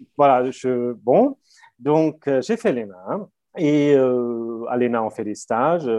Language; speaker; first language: French; non-native, fluent; German